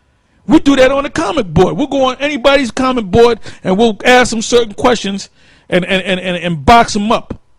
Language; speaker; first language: English; native; English